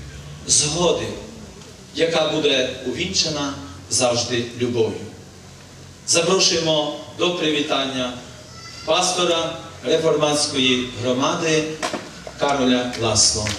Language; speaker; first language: Ukrainian; native; Ukrainian